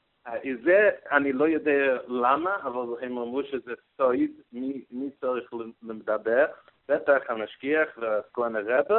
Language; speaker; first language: Hebrew; non-native, learner; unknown